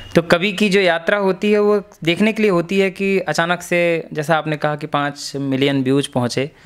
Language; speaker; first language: Hindi; native; Hindi